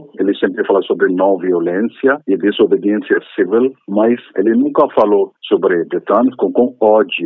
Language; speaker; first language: Portuguese; non-native, fluent; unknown